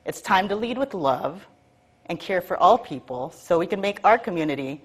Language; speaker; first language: English; native; English